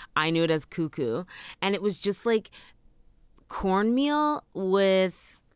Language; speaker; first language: English; native; English